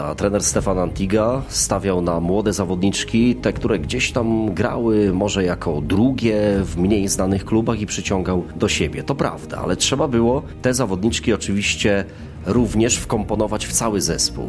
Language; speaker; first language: Polish; native; Polish